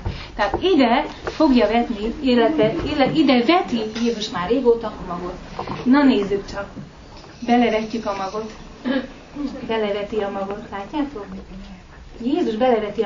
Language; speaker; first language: Hungarian; native; Hungarian